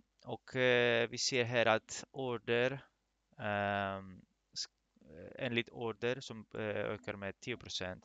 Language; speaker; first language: Swedish; non-native, fluent; Greek